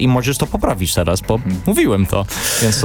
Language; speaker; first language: Polish; non-native, learner; English